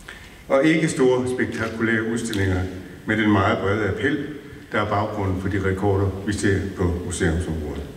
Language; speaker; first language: Danish; native; Danish